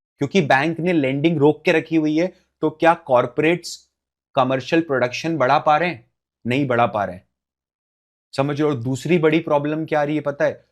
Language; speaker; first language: Hindi; native; Hindi